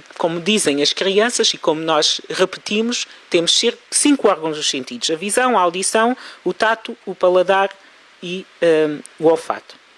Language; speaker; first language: Portuguese; early bilingual, other home language; Kabuverdianu